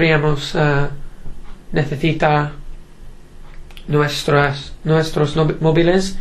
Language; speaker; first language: Spanish; non-native, learner; English